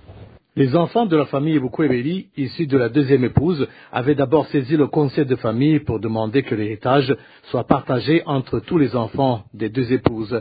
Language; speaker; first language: French; non-native, local second language; Rundi